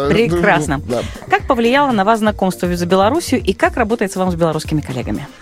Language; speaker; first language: Russian; native; Russian